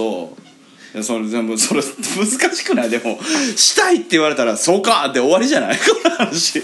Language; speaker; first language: Japanese; native; Japanese